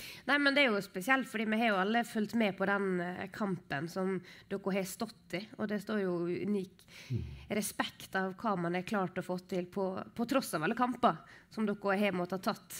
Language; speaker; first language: Norwegian; native; Norwegian